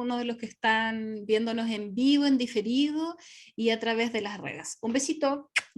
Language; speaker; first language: Spanish; native; Spanish